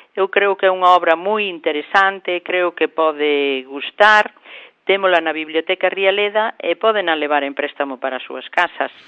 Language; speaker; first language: Galician; native; Galician